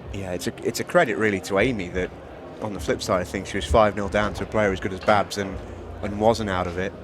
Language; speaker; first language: English; native; English